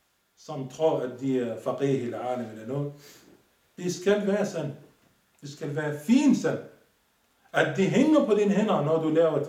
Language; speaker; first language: Danish; non-native, fluent; Arabic